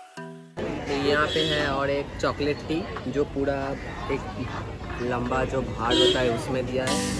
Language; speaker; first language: Hindi; non-native, local second language; Bangla